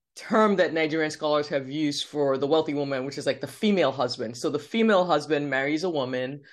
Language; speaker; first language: English; non-native, local second language; Yoruba